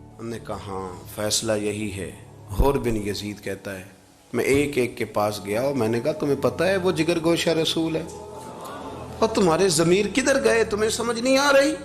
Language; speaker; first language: Urdu; non-native, local second language; Punjabi